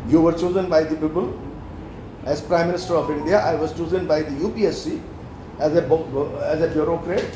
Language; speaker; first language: English; non-native, local second language; Urdu